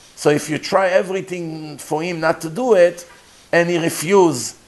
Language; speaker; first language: English; non-native, fluent; Hebrew